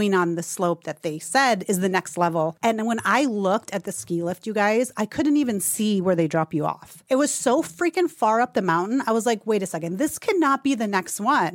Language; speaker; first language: English; native; English